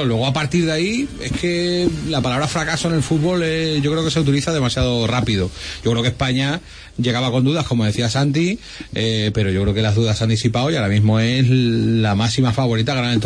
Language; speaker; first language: Spanish; native; Spanish